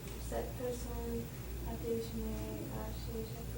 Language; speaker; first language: French; non-native, learner; English